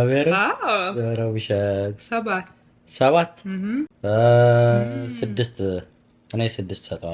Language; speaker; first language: Amharic; non-native, learner; Arabic